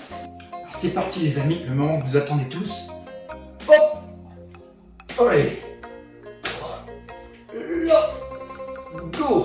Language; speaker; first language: French; native; French